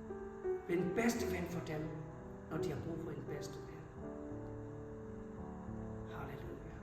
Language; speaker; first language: Danish; non-native, fluent; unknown